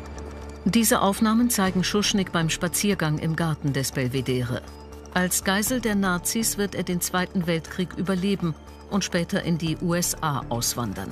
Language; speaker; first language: German; native; German